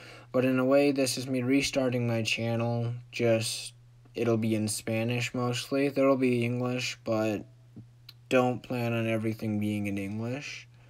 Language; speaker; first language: English; native; English